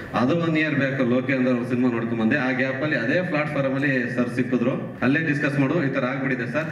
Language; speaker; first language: Kannada; native; Kannada